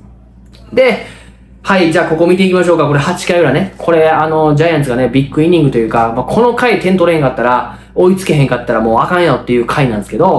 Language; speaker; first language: Japanese; native; Japanese